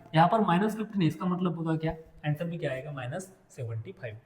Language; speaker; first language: Hindi; non-native, local second language; Marathi